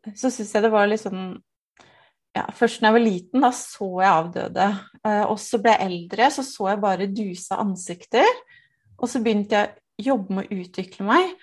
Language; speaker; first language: Norwegian; native; Norwegian